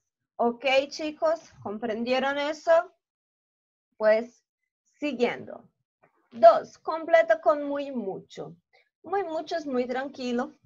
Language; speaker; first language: Spanish; non-native, fluent; Portuguese